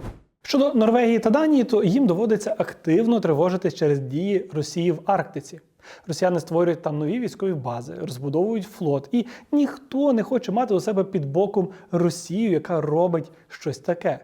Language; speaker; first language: Ukrainian; native; Ukrainian